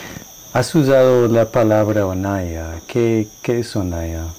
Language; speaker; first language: Spanish; non-native, learner; English